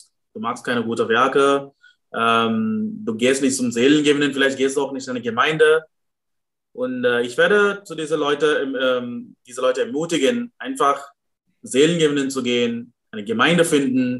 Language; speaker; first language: German; non-native, fluent; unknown